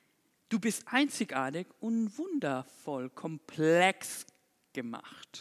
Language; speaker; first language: German; non-native, fluent; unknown